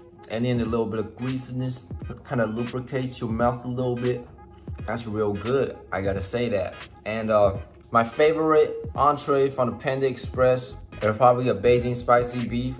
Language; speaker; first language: English; non-native, fluent; Chinese